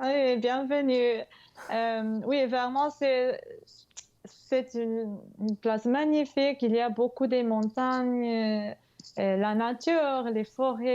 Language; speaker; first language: French; non-native, fluent; English